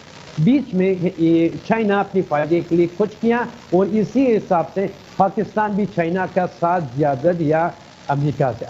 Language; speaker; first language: Hindi; non-native, fluent; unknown